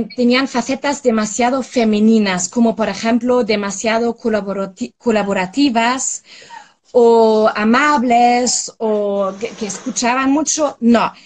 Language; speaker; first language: Spanish; non-native, fluent; German